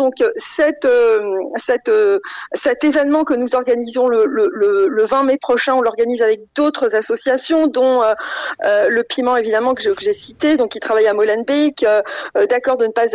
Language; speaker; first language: French; non-native, local second language; Arabic